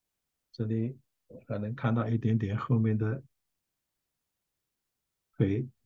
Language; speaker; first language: Chinese; native; Chinese